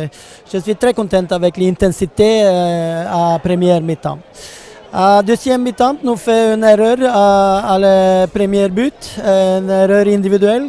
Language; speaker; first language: French; non-native, learner; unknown